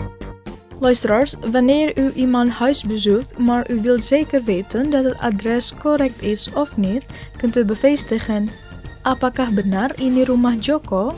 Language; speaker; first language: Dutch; non-native, fluent; Indonesian